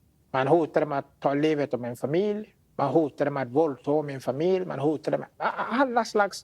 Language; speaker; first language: Swedish; non-native, fluent; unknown